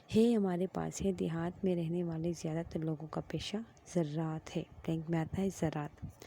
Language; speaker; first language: Urdu; non-native, local second language; Pashto